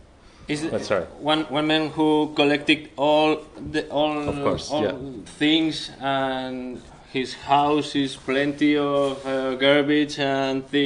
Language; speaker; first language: English; non-native, learner; Spanish